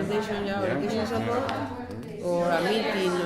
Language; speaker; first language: English; non-native, learner; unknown